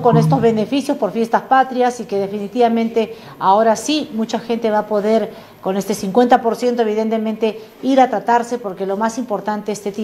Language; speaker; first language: Spanish; native; Spanish